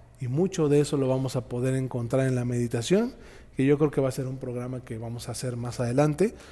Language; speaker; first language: Spanish; native; Spanish